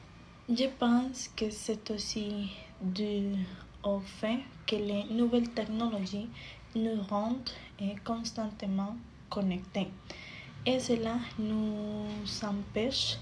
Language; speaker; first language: French; non-native, fluent; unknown